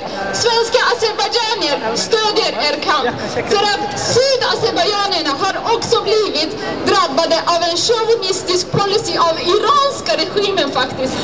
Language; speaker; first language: Swedish; non-native, fluent; Azerbaijani